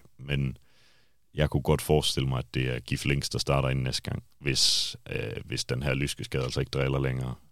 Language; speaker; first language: Danish; native; Danish